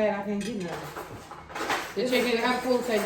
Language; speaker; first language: English; native; English